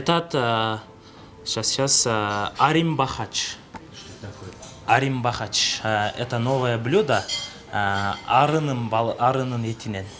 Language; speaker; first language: Russian; non-native, local second language; Kyrgyz